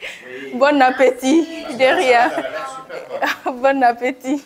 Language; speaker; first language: French; non-native, local second language; Hausa